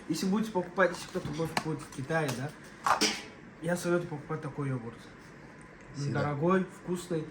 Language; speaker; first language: Russian; non-native, local second language; Uzbek